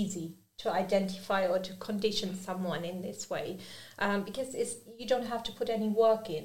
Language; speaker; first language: English; non-native, fluent; German